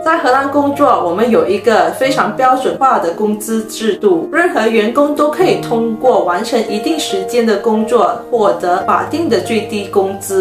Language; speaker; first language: Chinese; native; Chinese